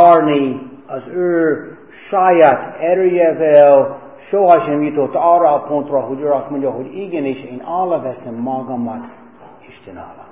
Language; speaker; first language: Hungarian; early bilingual, heritage; Hungarian